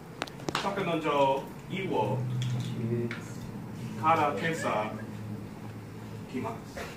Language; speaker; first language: Japanese; non-native, learner; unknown